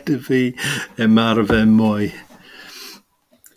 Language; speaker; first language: Welsh; non-native, learner; English